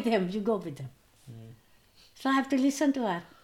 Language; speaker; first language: English; non-native, local second language; Punjabi